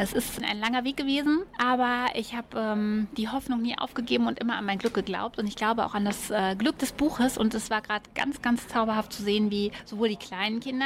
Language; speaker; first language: German; native; German